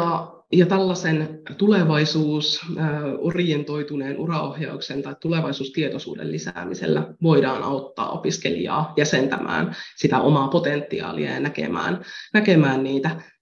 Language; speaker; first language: Finnish; native; Finnish